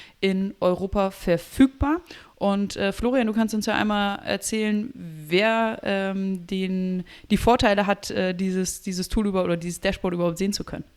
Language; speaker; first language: German; native; German